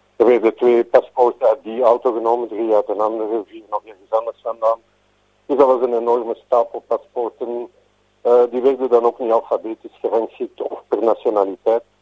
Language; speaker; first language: Dutch; native; Dutch